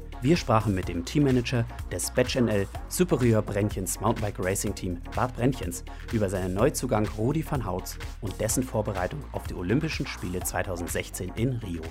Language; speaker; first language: German; native; German